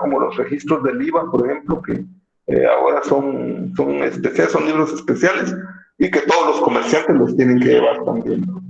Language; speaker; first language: Spanish; native; Spanish